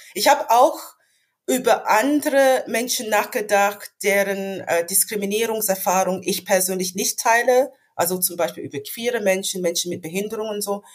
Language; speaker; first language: German; non-native, fluent; English